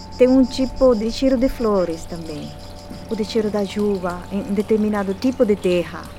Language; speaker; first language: Portuguese; non-native, fluent; Spanish